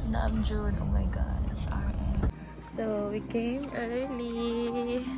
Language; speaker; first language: English; non-native, local second language; Filipino